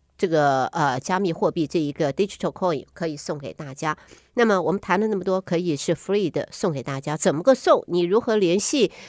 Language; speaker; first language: Chinese; native; Chinese